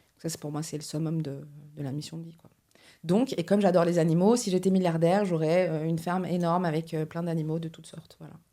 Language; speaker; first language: French; early bilingual, other home language; Portuguese